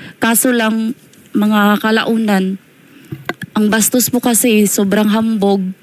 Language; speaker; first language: Filipino; non-native, local second language; Cebuano